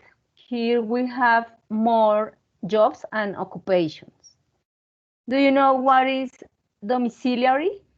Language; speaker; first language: English; non-native, learner; Spanish